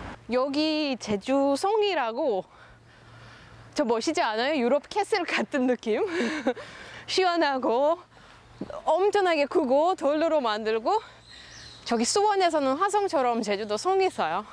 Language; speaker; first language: Korean; non-native, fluent; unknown